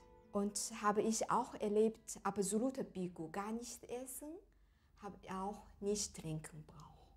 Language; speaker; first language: German; non-native, learner; Chinese